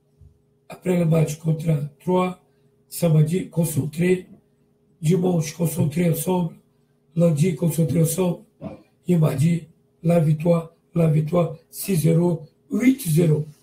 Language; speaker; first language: French; non-native, learner; Portuguese